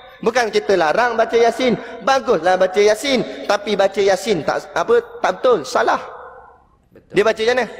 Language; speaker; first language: Malay; native; Malay